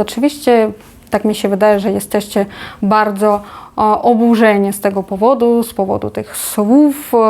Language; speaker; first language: Polish; non-native, fluent; Ukrainian